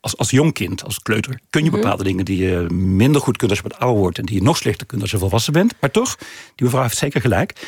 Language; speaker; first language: Dutch; native; Dutch